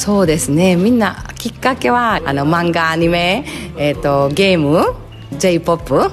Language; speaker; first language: Japanese; non-native, fluent; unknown